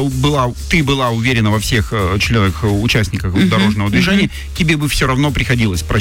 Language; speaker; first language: Russian; native; Russian